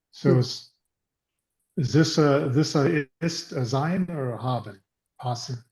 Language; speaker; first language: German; non-native, learner; English